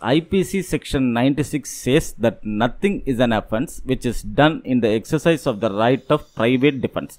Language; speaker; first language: English; non-native, local second language; Tamil